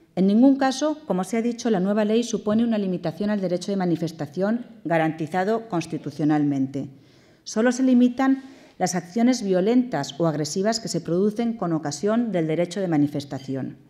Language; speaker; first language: Spanish; native; Spanish